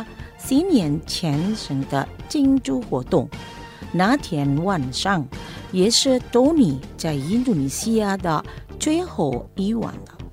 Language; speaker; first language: Chinese; non-native, fluent; Indonesian